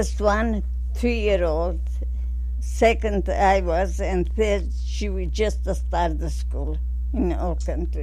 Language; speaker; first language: English; non-native, learner; Armenian